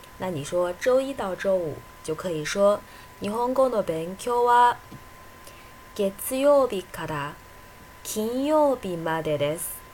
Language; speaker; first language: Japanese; non-native, fluent; Chinese